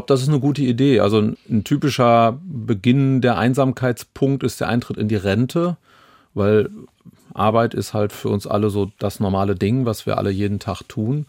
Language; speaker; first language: German; native; German